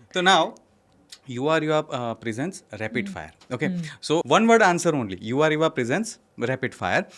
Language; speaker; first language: English; non-native, local second language; Gujarati